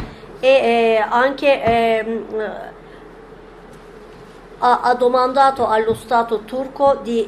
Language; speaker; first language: Italian; non-native, fluent; Turkish